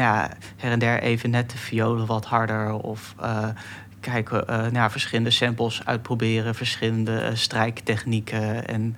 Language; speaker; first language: Dutch; native; Dutch